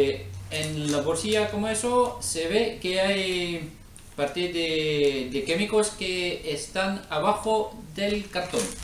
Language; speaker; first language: Spanish; non-native, learner; French